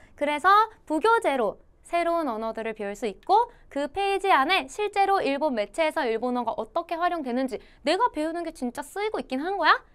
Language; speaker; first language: Korean; native; Korean